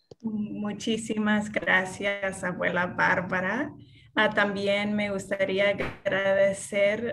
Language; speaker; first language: Spanish; non-native, fluent; English